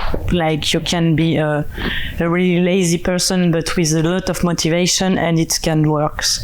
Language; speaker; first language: English; non-native, fluent; French